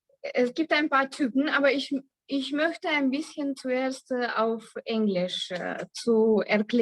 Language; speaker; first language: German; non-native, learner; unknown